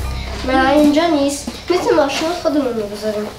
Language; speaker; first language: Persian; early bilingual, heritage; Persian